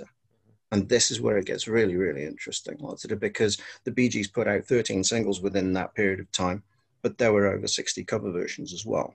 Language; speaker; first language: English; non-native, local second language; Welsh